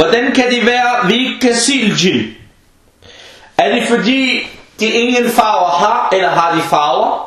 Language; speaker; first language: Danish; non-native, fluent; Arabic